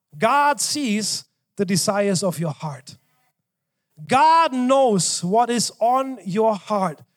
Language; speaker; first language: English; non-native, fluent; German